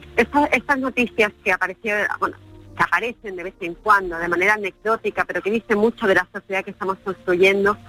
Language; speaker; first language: Spanish; native; Spanish